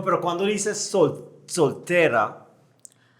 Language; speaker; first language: Spanish; non-native, fluent; English